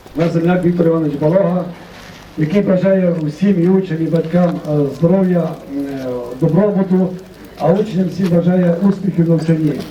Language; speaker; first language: Ukrainian; native; Ukrainian